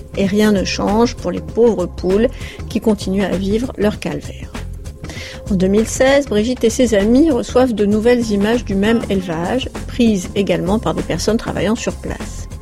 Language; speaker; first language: French; native; French